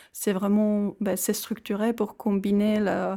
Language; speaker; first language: French; non-native, fluent; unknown